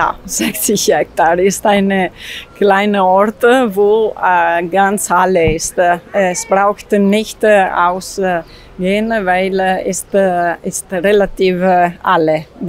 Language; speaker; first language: German; non-native, learner; Italian